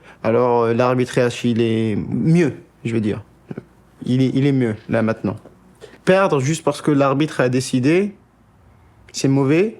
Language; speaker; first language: French; non-native, local second language; Arabic